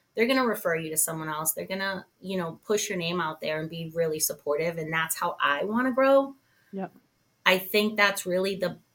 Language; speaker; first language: English; native; English